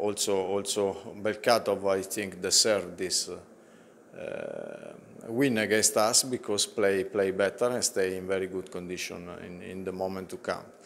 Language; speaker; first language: English; non-native, learner; Italian